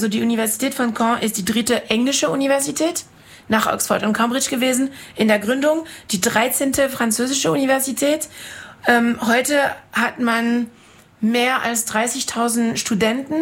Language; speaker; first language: German; non-native, fluent; French